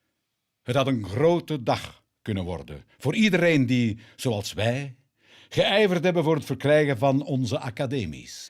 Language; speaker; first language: Dutch; native; Dutch